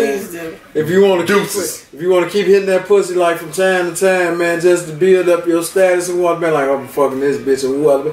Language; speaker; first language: English; native; English